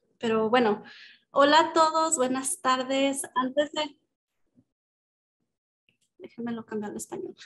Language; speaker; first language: Spanish; early bilingual, other home language; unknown